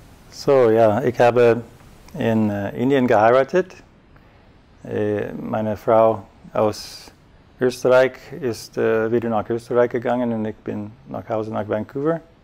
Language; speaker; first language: German; non-native, fluent; English